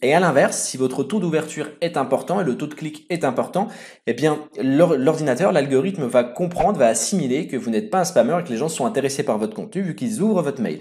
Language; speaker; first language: French; native; French